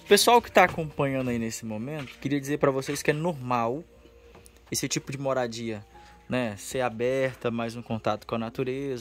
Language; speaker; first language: Portuguese; native; Portuguese